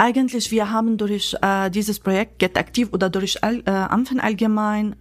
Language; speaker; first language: German; non-native, fluent; Arabic